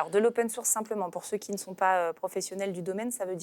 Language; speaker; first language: French; native; French